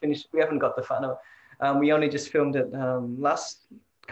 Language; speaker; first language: English; native; English